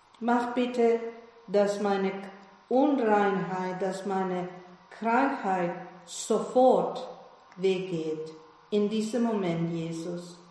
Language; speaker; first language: German; non-native, fluent; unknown